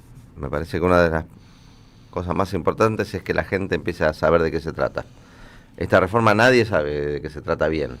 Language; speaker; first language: Spanish; native; Spanish